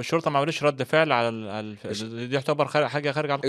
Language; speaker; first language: Arabic; native; Arabic